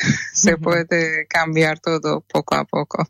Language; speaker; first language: Spanish; non-native, fluent; Persian